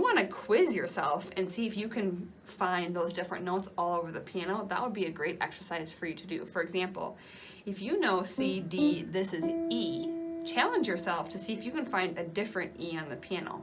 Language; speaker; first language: English; native; English